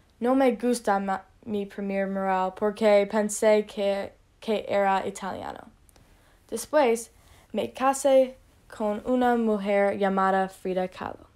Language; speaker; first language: Spanish; non-native, learner; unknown